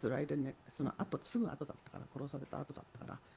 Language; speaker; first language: Japanese; native; Japanese